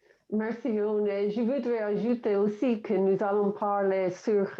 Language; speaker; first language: French; non-native, fluent; English